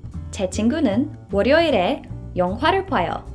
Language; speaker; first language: Korean; non-native, fluent; English